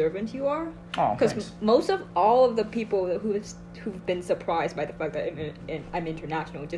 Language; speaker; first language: English; non-native, fluent; Vietnamese